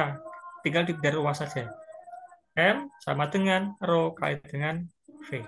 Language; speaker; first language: Indonesian; native; Indonesian